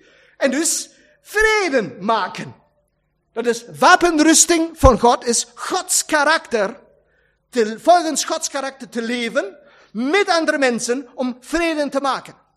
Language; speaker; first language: Dutch; non-native, learner; German